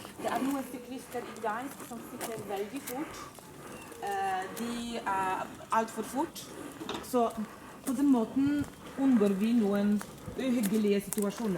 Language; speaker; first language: Norwegian; non-native, fluent; Polish